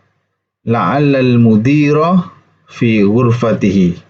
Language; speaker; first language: Arabic; non-native, fluent; Indonesian